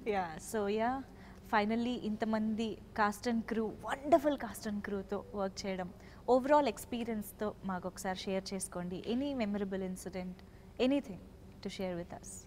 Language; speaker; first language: Telugu; native; Telugu